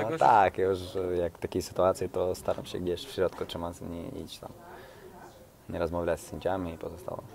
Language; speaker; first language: Polish; non-native, learner; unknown